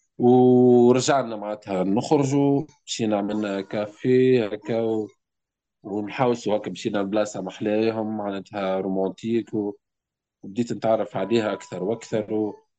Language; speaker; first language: Arabic; native; Arabic